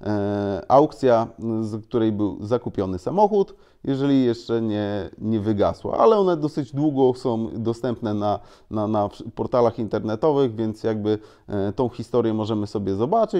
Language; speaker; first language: Polish; native; Polish